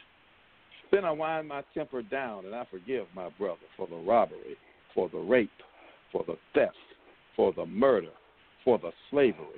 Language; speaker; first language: English; native; English